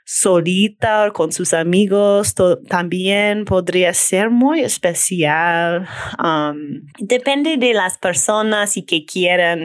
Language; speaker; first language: Spanish; non-native, learner; English